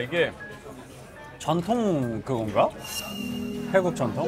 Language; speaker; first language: Korean; native; Korean